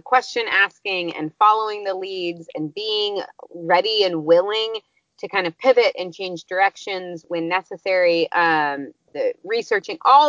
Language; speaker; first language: English; native; English